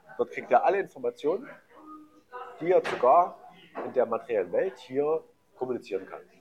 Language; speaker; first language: German; native; German